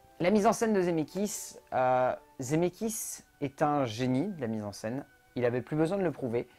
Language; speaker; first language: French; native; French